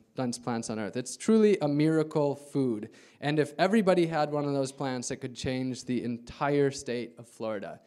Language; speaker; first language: English; native; English